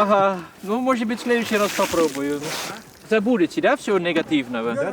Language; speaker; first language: Russian; non-native, fluent; Dutch